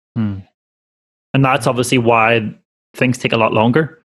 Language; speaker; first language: English; native; English